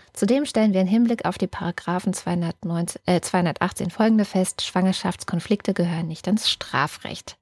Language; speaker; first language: German; native; German